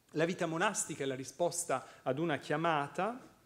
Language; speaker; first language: Italian; native; Italian